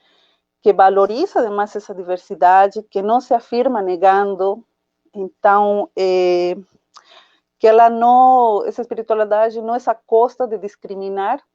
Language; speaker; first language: Portuguese; non-native, fluent; Spanish